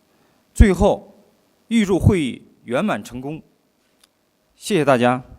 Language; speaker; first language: Chinese; native; Chinese